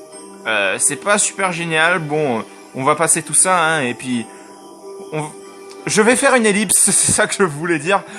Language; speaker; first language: French; native; French